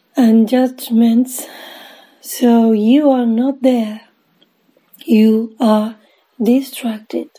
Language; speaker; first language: English; non-native, fluent; Spanish